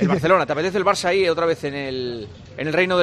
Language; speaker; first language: Spanish; native; Spanish